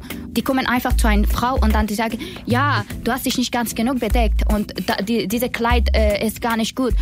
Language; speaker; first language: German; non-native, learner; Persian